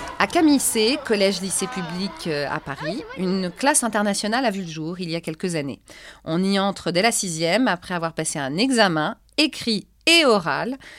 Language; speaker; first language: French; native; French